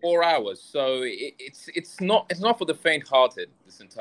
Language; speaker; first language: English; non-native, local second language; Urdu